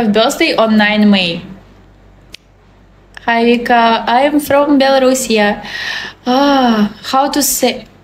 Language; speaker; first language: English; non-native, learner; Russian